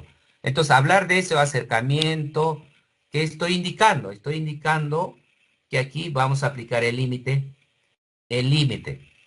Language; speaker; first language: Spanish; native; Spanish